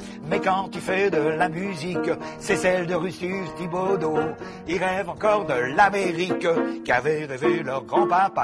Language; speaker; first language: French; native; French